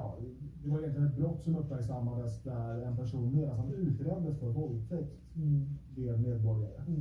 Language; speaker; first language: Swedish; native; Swedish